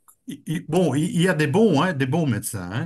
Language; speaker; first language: French; native; French